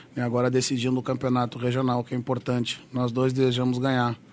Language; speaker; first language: Portuguese; native; Portuguese